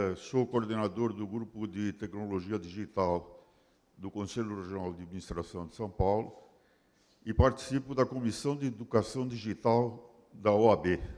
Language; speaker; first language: Portuguese; early bilingual, other home language; Spanish